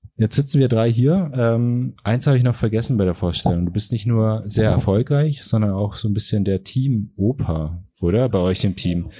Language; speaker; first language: German; native; German